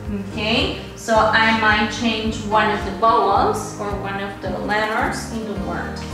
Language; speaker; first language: English; non-native, fluent; Spanish